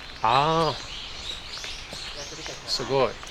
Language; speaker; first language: Japanese; non-native, learner; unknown